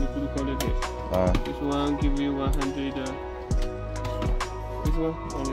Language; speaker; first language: English; non-native, learner; Chinese